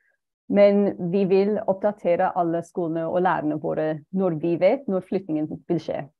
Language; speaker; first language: Norwegian; non-native, fluent; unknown